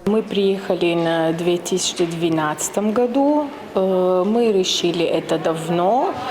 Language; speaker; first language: Russian; non-native, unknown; Adyghe